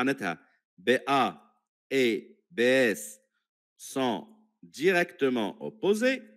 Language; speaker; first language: French; non-native, local second language; Arabic